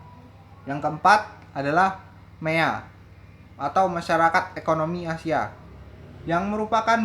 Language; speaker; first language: Indonesian; native; Indonesian